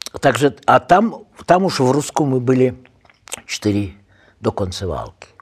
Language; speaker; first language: Czech; non-native, learner; Russian